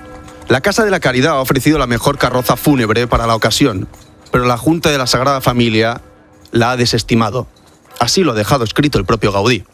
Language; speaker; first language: Spanish; native; Spanish